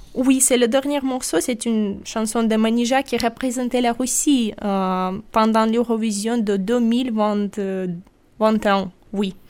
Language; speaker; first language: French; non-native, fluent; Russian